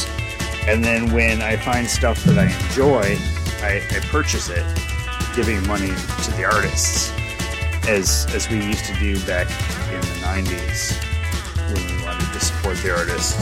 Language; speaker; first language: English; native; English